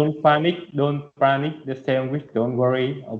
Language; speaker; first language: English; non-native, learner; Vietnamese